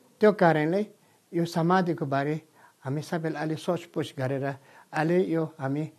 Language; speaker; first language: Nepali; non-native, fluent; Tibetan